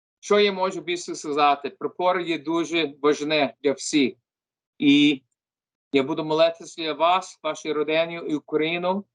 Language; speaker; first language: Ukrainian; early bilingual, heritage; English